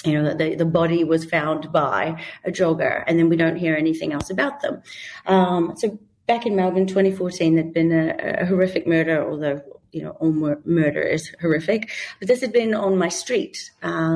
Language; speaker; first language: English; native; English